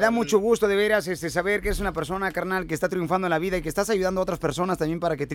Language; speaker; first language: Spanish; native; Spanish